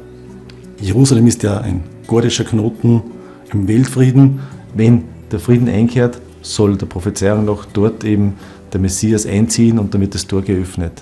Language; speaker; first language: German; native; German